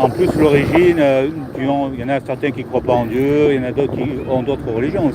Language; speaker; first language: French; native; French